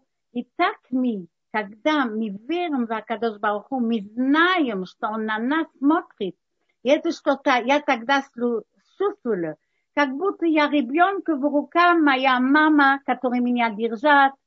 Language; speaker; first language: Russian; early bilingual, heritage; Russian